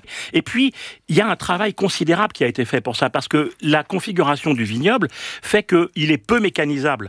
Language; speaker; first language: French; native; French